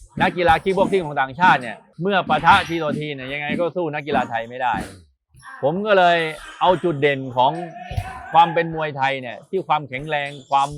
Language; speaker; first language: Thai; native; Thai